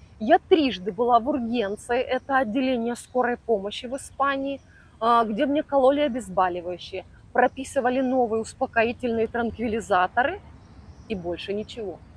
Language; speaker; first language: Russian; native; Russian